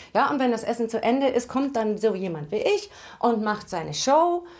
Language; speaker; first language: German; native; German